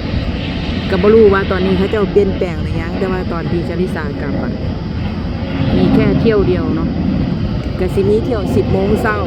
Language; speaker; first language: Thai; non-native, local second language; Northeastern Thai